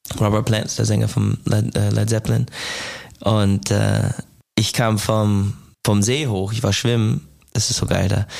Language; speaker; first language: German; non-native, fluent; English